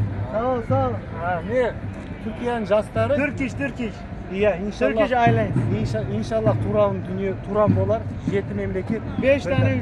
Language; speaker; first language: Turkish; non-native, learner; Kazakh